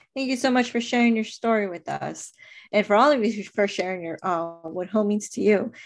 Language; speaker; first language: English; native; English